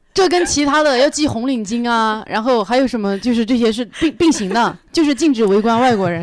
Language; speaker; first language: Chinese; native; Chinese